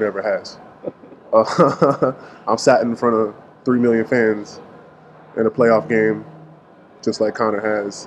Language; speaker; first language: English; native; English